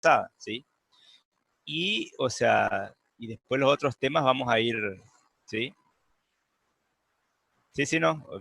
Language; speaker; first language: Spanish; native; Spanish